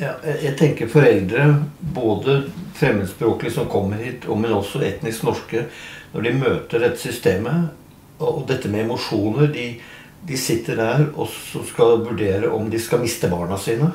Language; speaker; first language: Norwegian; native; Norwegian